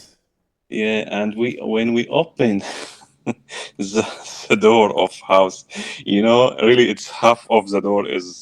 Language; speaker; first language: English; non-native, learner; Arabic